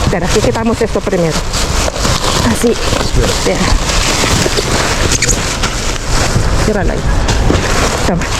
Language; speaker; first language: Spanish; non-native, fluent; Filipino